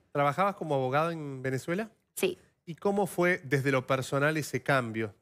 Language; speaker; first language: Spanish; native; Spanish